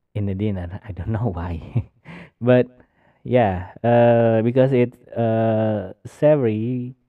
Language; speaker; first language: English; non-native, learner; Indonesian